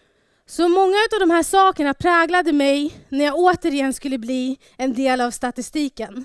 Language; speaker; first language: Swedish; early bilingual, other home language; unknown